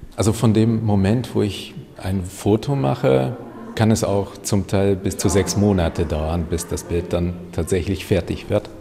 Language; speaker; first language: German; non-native, fluent; Hungarian